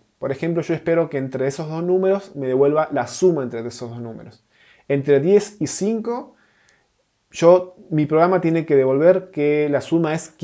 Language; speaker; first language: Spanish; native; Spanish